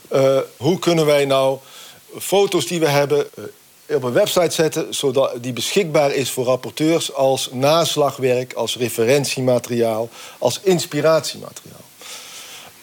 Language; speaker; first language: Dutch; native; Dutch